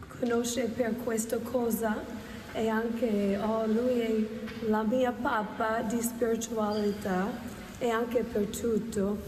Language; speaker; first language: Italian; non-native, learner; English